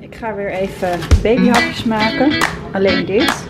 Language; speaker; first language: Dutch; native; Dutch